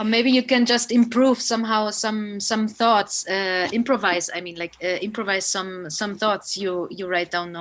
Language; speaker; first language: English; non-native, fluent; German